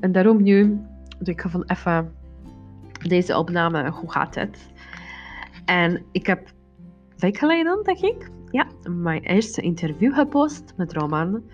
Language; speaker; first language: Dutch; non-native, learner; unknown